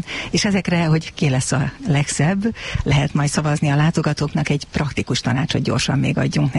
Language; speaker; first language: Hungarian; native; Hungarian